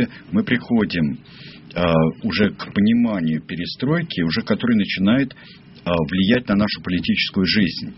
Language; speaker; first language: Russian; native; Russian